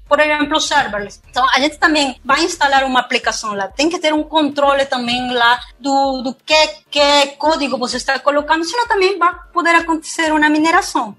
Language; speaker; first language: Portuguese; non-native, fluent; Spanish